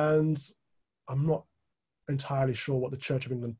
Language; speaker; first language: English; native; English